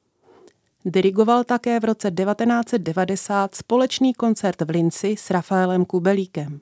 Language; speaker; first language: Czech; native; Czech